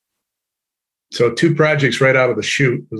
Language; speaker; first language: English; native; English